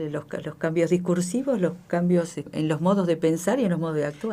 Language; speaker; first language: Spanish; native; Spanish